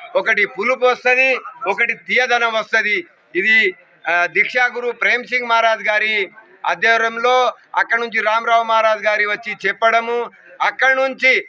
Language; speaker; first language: Telugu; non-native, local second language; Lambadi